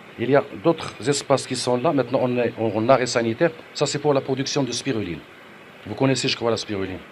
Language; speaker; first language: French; non-native, local second language; Arabic